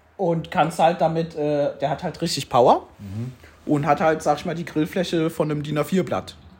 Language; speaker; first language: German; native; German